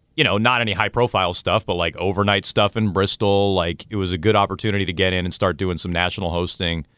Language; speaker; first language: English; native; English